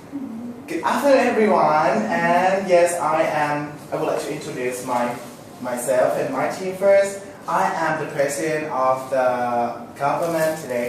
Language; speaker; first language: English; non-native, learner; Thai